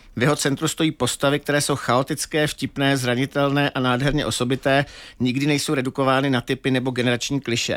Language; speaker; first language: Czech; native; Czech